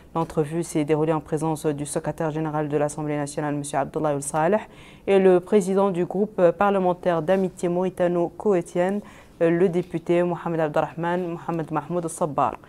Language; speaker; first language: French; non-native, local second language; Arabic